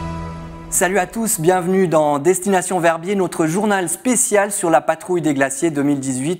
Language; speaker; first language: French; native; French